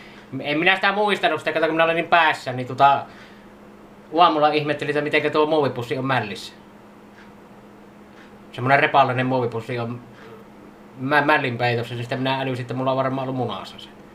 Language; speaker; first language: Finnish; native; Finnish